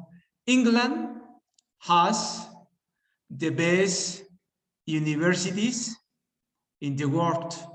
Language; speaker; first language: English; non-native, learner; Spanish